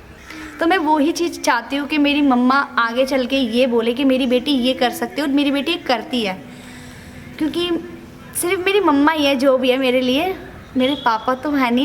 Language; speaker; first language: Hindi; native; Hindi